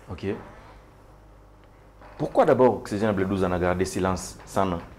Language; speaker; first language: French; non-native, local second language; Swahili